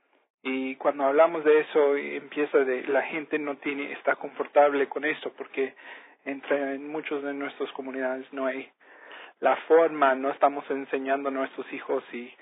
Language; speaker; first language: Spanish; early bilingual, heritage; Spanish